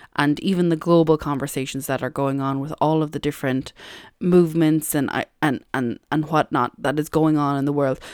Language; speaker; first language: English; native; English